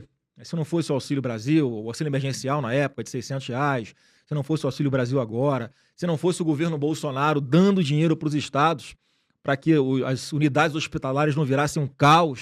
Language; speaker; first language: Portuguese; native; Portuguese